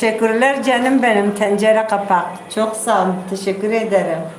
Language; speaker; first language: Turkish; non-native, local second language; Kurdish